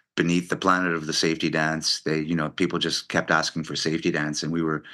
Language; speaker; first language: English; native; English